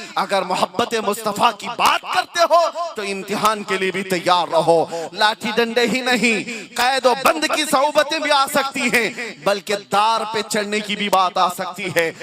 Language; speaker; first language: Hindi; non-native, local second language; Urdu